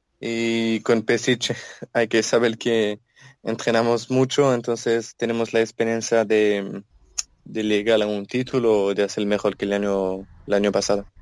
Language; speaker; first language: Portuguese; non-native, learner; French